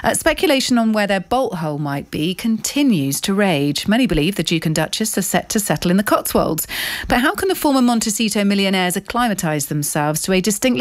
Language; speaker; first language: English; native; English